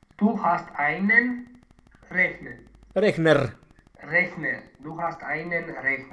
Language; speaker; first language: German; non-native, learner; Romanian